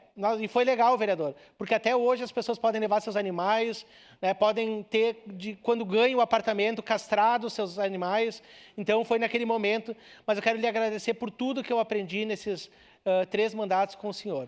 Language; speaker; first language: Portuguese; native; Portuguese